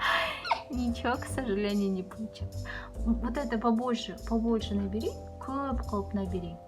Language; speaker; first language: Russian; non-native, local second language; Kazakh